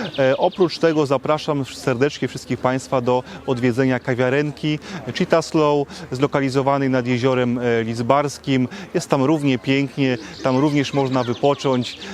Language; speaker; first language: Polish; native; Polish